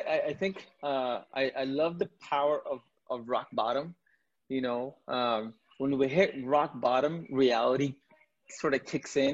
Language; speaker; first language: English; non-native, local second language; Tamil